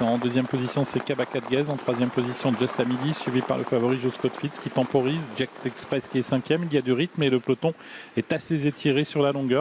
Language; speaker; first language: French; native; French